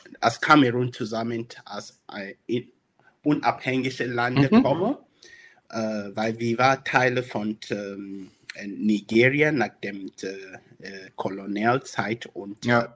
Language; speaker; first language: German; non-native, learner; English